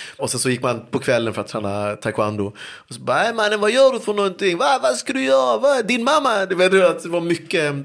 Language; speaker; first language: Swedish; early bilingual, other home language; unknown